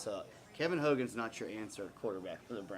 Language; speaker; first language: English; native; English